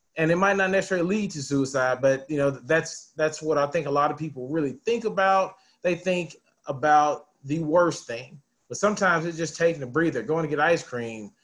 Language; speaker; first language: English; native; English